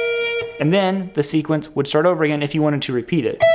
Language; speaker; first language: English; native; English